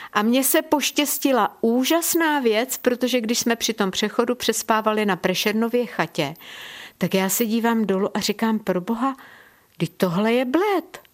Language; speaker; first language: Czech; native; Czech